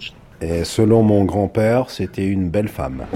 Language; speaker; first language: French; non-native, fluent; Russian